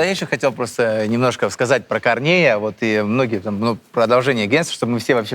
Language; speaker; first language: Russian; native; Russian